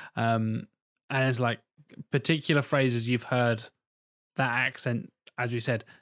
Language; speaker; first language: English; native; English